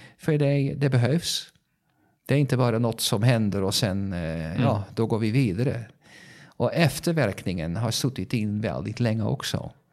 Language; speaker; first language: Swedish; non-native, fluent; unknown